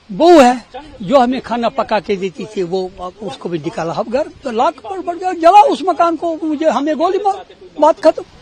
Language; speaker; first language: Urdu; non-native, local second language; Kashmiri